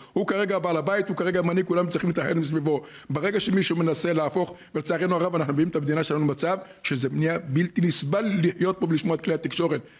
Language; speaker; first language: Hebrew; native; Hebrew